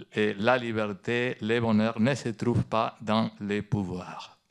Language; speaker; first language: French; non-native, fluent; Spanish